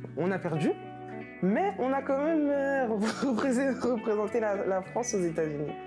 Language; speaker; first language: French; native; French